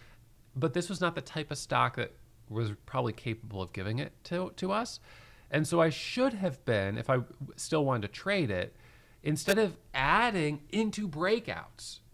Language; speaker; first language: English; native; English